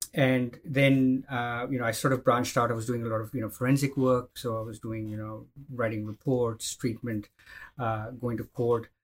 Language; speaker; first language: English; non-native, fluent; Arabic